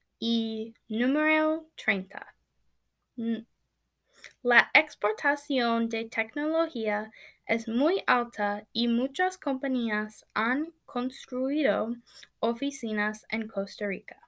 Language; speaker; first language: Spanish; non-native, learner; English